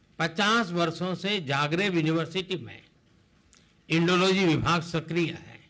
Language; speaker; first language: Hindi; non-native, local second language; Gujarati